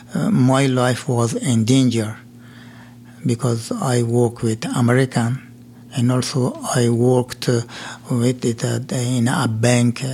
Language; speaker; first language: English; non-native, learner; Persian